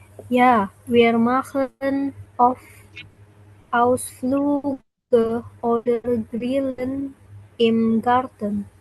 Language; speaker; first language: German; non-native, learner; Indonesian